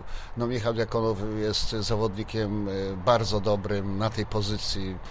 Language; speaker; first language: Polish; native; Polish